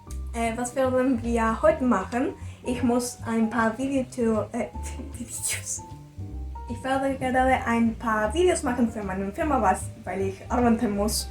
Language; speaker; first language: German; non-native, learner; Spanish